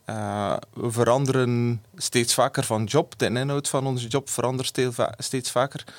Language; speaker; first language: Dutch; native; Dutch